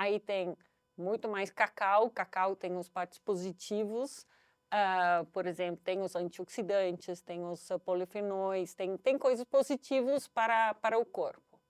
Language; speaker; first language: Portuguese; non-native, fluent; Dutch